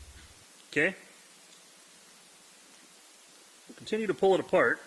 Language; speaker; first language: English; native; English